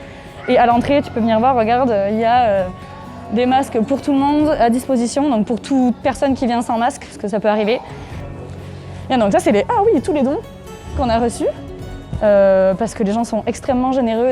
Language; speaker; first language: French; native; French